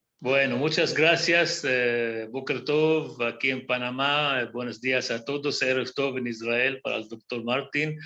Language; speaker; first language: Spanish; non-native, fluent; Hebrew